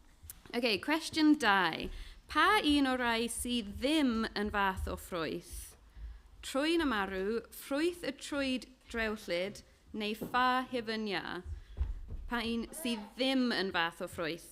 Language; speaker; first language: Welsh; non-native, fluent; English